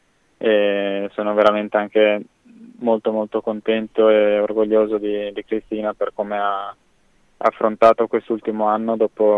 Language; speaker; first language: Italian; native; Italian